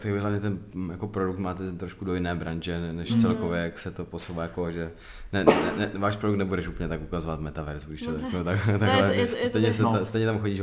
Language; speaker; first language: Czech; native; Czech